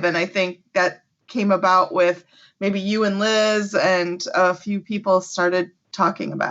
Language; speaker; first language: English; native; English